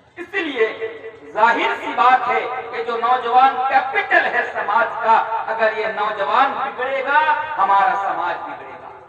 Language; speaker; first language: Urdu; non-native, local second language; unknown